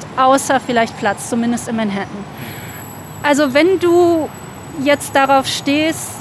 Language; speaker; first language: German; native; German